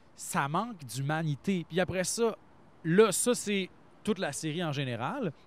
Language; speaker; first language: French; native; French